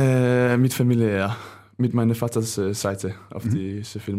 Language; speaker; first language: German; non-native, learner; Danish